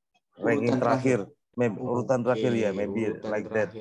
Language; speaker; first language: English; non-native, learner; Indonesian